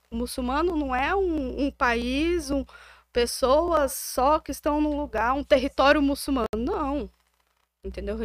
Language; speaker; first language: Portuguese; native; Portuguese